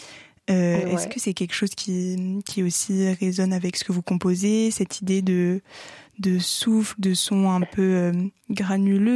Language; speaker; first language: French; native; French